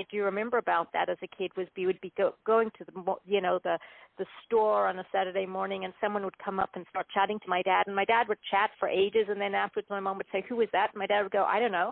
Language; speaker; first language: English; native; English